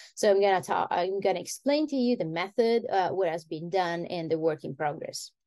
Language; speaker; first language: English; non-native, fluent; Italian